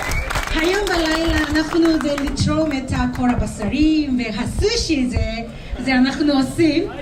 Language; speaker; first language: Hebrew; non-native, learner; Korean